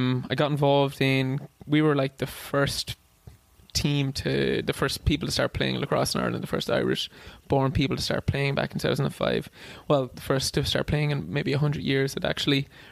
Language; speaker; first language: English; native; English